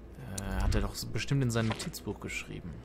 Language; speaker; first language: German; native; German